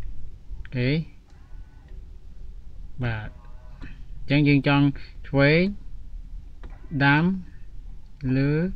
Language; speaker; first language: Khmer; native; Khmer